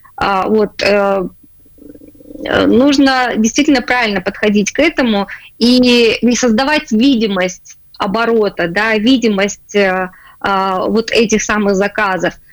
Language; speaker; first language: Russian; native; Russian